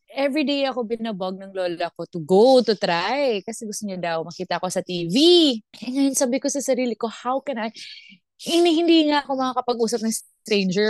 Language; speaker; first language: Filipino; non-native, local second language; Cebuano